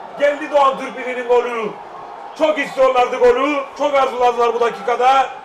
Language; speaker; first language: Turkish; native; Turkish